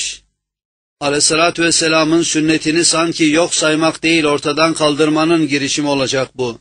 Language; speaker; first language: Turkish; native; Turkish